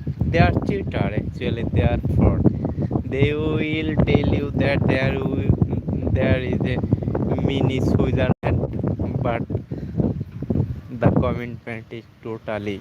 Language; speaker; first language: English; non-native, local second language; Bangla